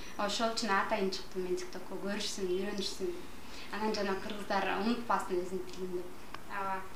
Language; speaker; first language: Kyrgyz; non-native, local second language; Russian